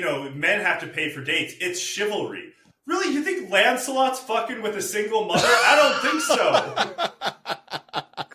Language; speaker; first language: English; native; English